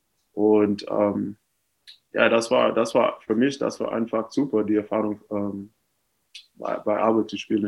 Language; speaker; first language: German; non-native, fluent; English